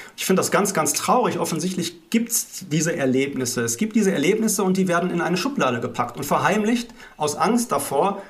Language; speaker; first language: German; native; German